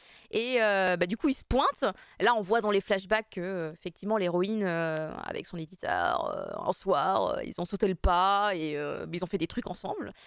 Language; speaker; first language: French; native; French